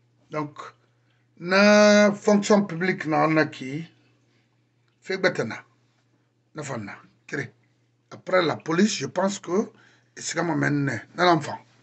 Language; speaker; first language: French; non-native, local second language; Susu